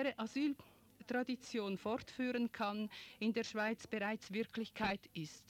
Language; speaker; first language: German; native; German